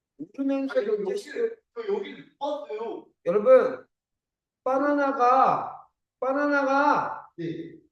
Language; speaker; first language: Korean; native; Korean